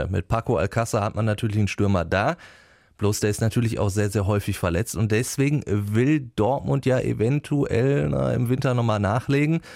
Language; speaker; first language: German; native; German